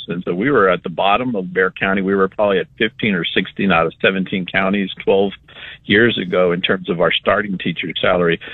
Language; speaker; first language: English; native; English